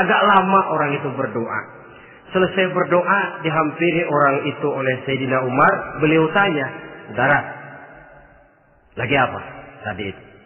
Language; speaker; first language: Indonesian; native; Indonesian